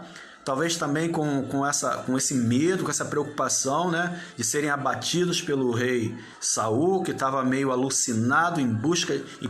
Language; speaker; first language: Portuguese; native; Portuguese